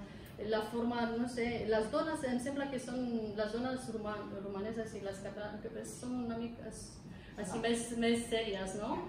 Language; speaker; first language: Catalan; non-native, fluent; Romanian